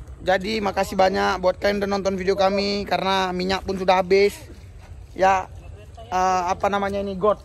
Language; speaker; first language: Indonesian; native; Indonesian